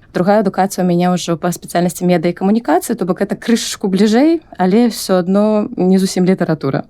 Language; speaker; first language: Belarusian; non-native, local second language; Russian